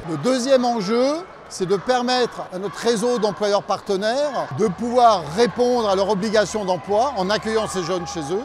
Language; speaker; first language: French; native; French